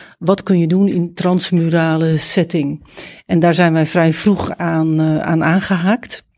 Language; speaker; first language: Dutch; native; Dutch